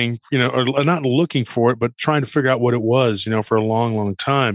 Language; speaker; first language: English; native; English